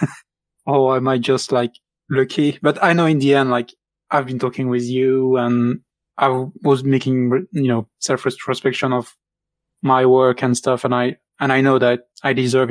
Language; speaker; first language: English; non-native, fluent; French